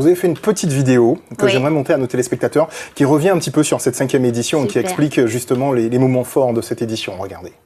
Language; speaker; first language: French; native; French